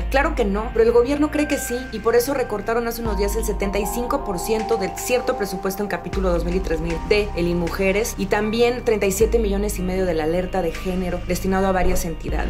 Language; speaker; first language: Spanish; native; Spanish